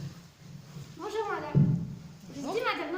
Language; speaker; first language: French; non-native, learner; Arabic